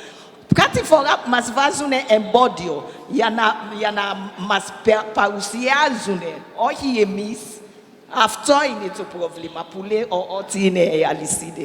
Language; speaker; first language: Greek; non-native, learner; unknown